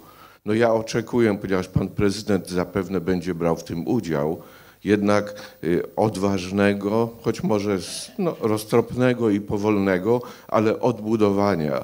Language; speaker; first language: Polish; native; Polish